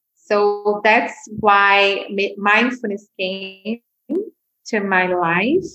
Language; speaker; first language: English; non-native, fluent; Portuguese